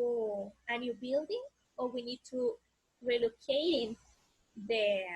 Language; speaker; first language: English; non-native, learner; Spanish